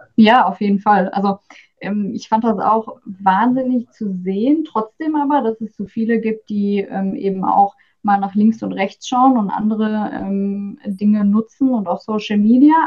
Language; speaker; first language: German; native; German